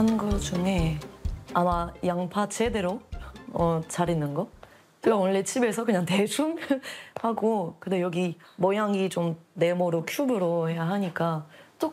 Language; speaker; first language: Korean; non-native, fluent; French